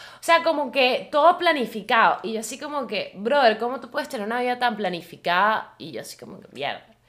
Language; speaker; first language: Spanish; native; Spanish